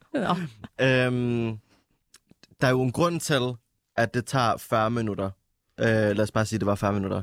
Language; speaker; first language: Danish; early bilingual, other home language; Arabic